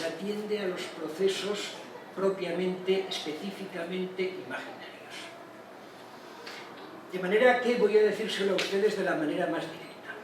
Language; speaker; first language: Spanish; native; Spanish